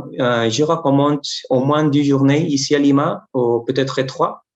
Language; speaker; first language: French; non-native, fluent; Spanish